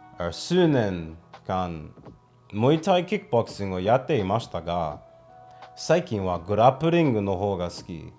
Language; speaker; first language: Japanese; non-native, fluent; English